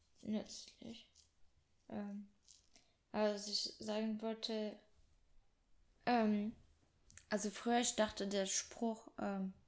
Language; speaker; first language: German; non-native, fluent; French